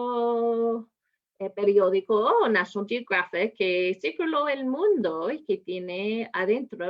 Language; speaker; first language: Spanish; non-native, fluent; English